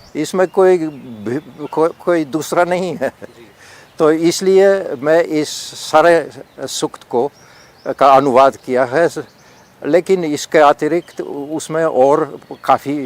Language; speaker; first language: Hindi; non-native, fluent; Polish